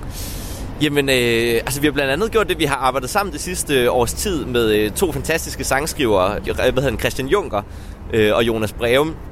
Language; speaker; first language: Danish; native; Danish